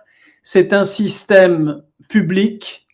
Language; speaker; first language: French; native; French